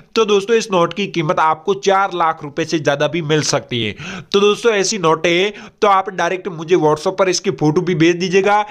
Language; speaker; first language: Hindi; non-native, local second language; Gujarati